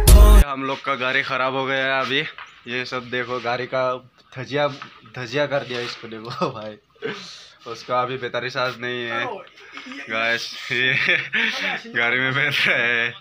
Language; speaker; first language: Hindi; non-native, local second language; Assamese